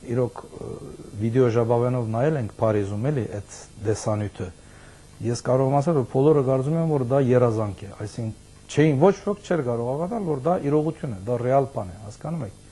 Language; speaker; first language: Armenian; early bilingual, heritage; Armenian